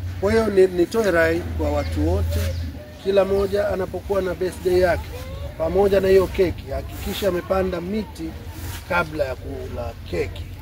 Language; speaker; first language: Swahili; native; Swahili